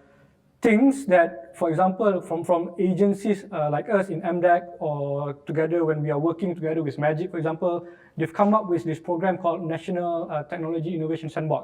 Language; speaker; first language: English; non-native, local second language; Malay